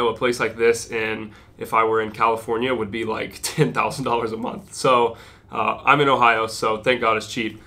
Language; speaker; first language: English; native; English